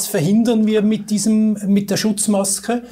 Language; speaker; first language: German; native; German